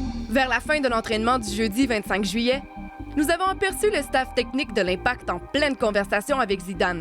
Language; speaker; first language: French; native; French